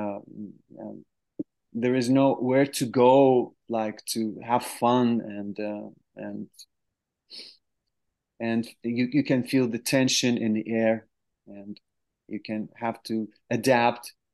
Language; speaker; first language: English; non-native, fluent; Arabic